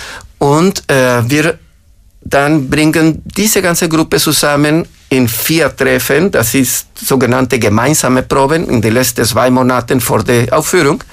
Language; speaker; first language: German; non-native, fluent; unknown